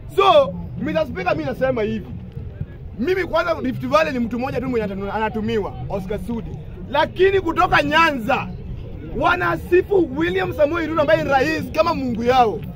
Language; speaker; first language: Swahili; non-native, local second language; Luo (Kenya and Tanzania)